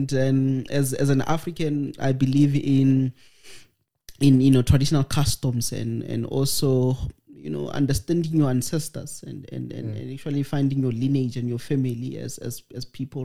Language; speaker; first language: English; non-native, local second language; Northern Sotho